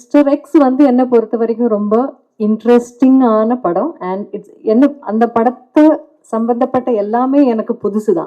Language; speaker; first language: Tamil; non-native, fluent; Malayalam